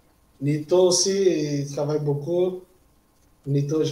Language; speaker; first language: French; non-native, fluent; Portuguese